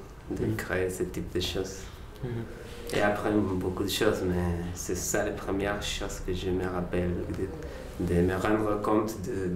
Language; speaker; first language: French; non-native, learner; Spanish